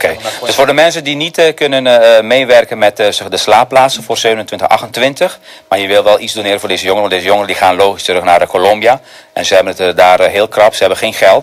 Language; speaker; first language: Dutch; non-native, fluent; Spanish